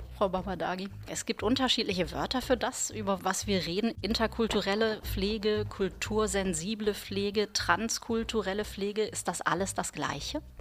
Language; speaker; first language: German; native; German